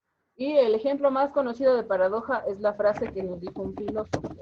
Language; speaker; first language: Spanish; native; Spanish